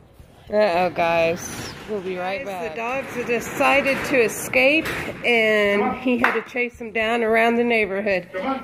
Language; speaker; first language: English; native; English